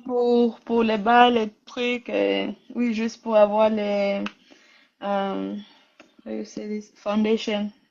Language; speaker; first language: French; non-native, learner; Rundi